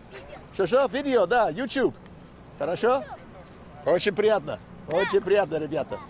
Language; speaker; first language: Russian; non-native, learner; English